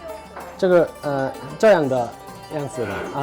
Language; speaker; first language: Chinese; non-native, learner; Korean